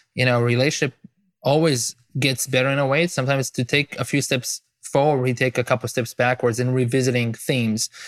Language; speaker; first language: English; non-native, fluent; Hebrew